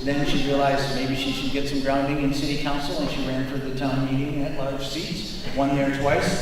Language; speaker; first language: English; native; English